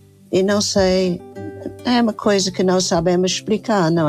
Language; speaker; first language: Portuguese; non-native, fluent; English